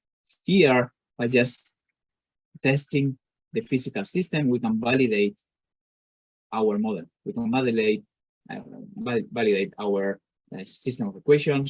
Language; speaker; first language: English; non-native, fluent; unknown